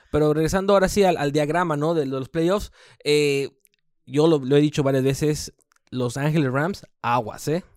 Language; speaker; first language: Spanish; early bilingual, heritage; Spanish